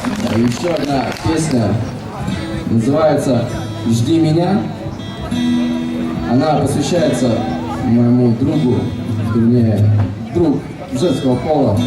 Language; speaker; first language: Russian; native; Russian